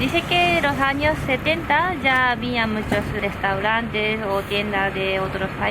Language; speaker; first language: Spanish; non-native, fluent; Japanese